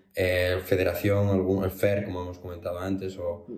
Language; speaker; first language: Spanish; native; Spanish